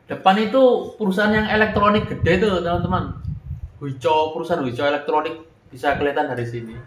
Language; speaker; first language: Indonesian; non-native, local second language; Javanese